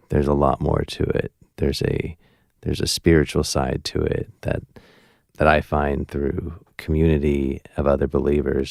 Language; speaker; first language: English; native; English